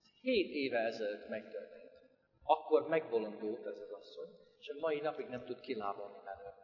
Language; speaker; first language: Hungarian; non-native, fluent; English